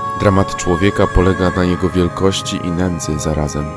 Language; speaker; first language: Polish; native; Polish